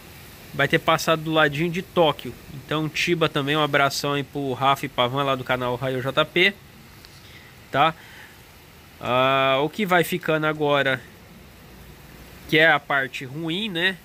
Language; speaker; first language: Portuguese; native; Portuguese